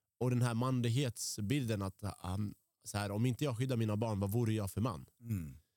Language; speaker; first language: Swedish; early bilingual, other home language; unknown